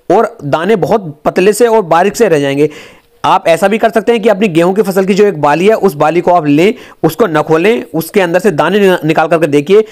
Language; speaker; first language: Hindi; native; Hindi